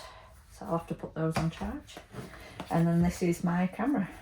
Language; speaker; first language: English; native; English